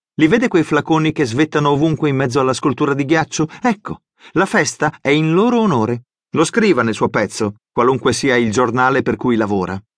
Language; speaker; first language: Italian; native; Italian